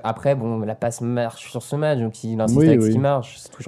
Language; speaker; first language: French; native; French